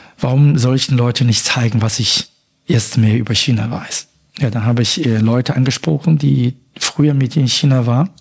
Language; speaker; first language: German; non-native, fluent; Chinese